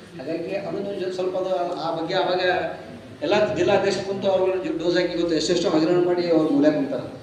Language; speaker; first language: Kannada; native; Kannada